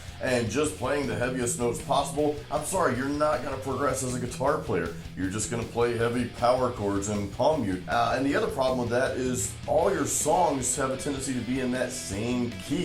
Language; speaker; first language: English; native; English